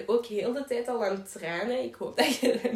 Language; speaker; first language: Dutch; native; Dutch